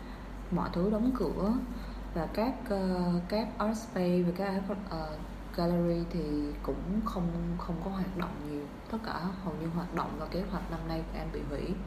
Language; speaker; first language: Vietnamese; native; Vietnamese